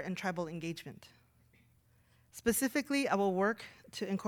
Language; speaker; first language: English; native; English